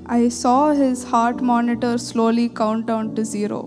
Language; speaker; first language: English; early bilingual, other home language; Tamil